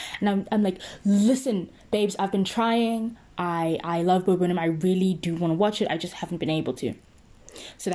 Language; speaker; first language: English; non-native, local second language; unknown